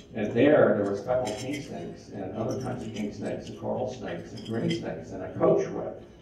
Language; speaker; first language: English; native; English